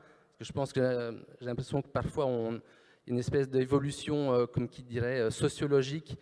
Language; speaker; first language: French; native; French